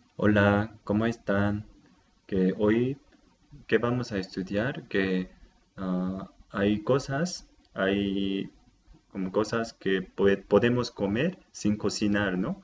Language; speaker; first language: Spanish; non-native, fluent; Japanese